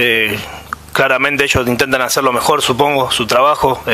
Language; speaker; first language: Spanish; native; Spanish